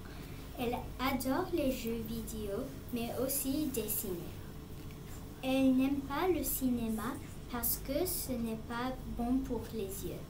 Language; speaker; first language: French; non-native, learner; English